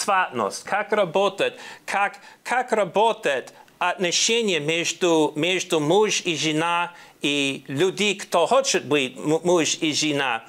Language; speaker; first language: Russian; non-native, learner; English